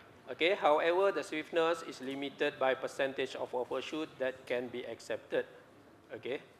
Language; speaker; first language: English; non-native, local second language; Malay